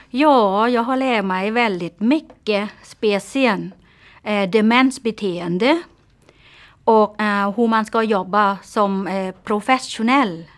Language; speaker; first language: Swedish; non-native, learner; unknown